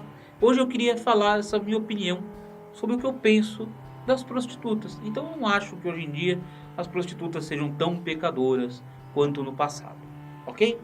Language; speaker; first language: Portuguese; native; Portuguese